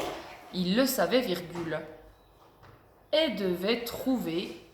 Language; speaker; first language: French; native; French